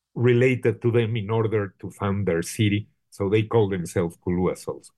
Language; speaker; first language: English; non-native, fluent; Spanish